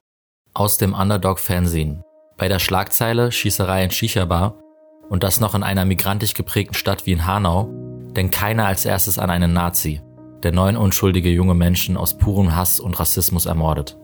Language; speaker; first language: German; native; German